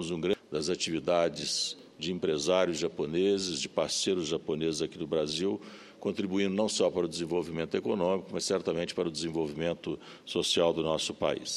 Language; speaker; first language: Portuguese; native; Portuguese